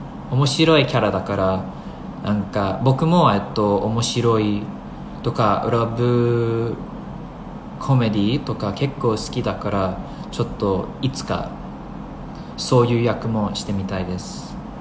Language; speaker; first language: Japanese; non-native, fluent; English